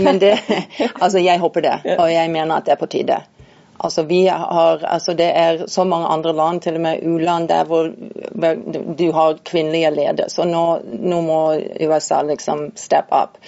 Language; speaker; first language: Norwegian; non-native, fluent; English